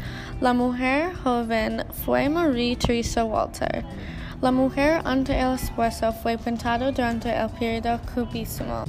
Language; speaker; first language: Spanish; non-native, learner; English